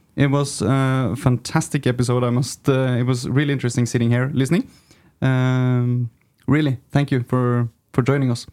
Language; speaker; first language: English; non-native, fluent; Norwegian